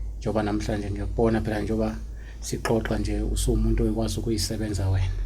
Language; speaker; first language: Zulu; native; Zulu